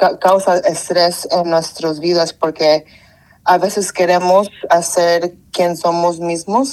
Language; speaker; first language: Spanish; early bilingual, heritage; Spanish